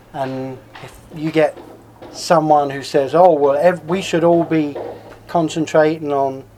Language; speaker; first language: English; native; English